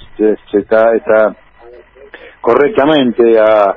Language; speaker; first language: Spanish; native; Spanish